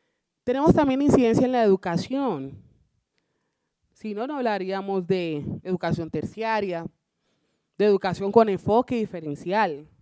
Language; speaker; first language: Spanish; native; Spanish